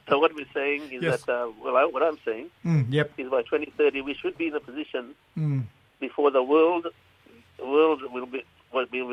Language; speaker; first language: English; native; English